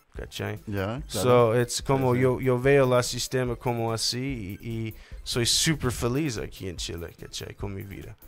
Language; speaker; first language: Spanish; non-native, learner; English